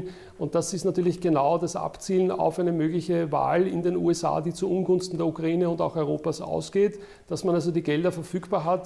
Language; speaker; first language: German; native; German